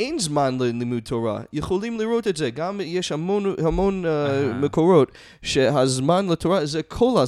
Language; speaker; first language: Hebrew; non-native, fluent; English